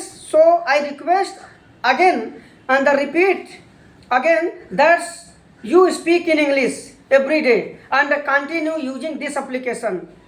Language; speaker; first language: English; non-native, learner; Hindi